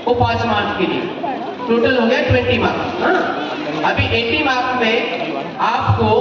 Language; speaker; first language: Hindi; non-native, local second language; Marathi